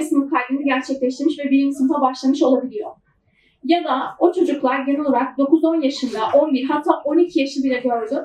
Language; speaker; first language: Turkish; native; Turkish